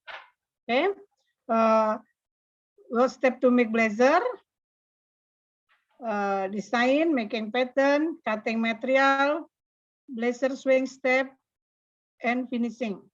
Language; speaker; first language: English; non-native, learner; Indonesian